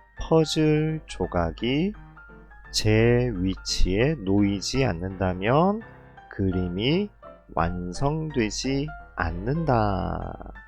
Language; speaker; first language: Korean; native; Korean